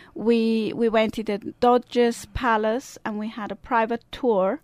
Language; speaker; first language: English; non-native, fluent; Italian